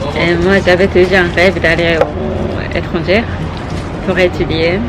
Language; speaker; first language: French; non-native, learner; Japanese